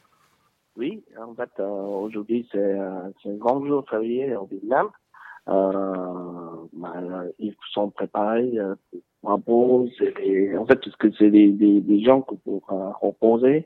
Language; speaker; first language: French; non-native, learner; Vietnamese